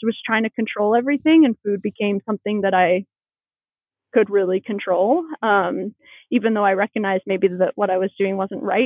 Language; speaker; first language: English; native; English